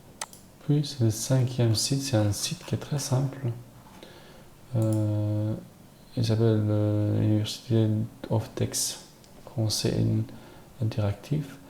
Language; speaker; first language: French; non-native, learner; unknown